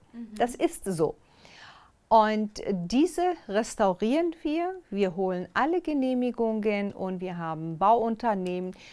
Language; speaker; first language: German; non-native, fluent; Persian